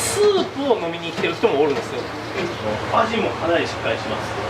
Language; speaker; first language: Japanese; native; Japanese